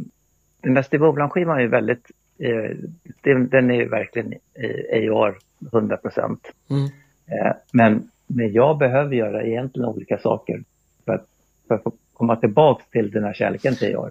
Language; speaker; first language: Swedish; native; Swedish